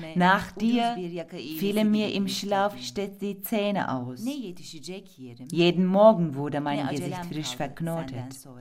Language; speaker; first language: German; non-native, fluent; Turkish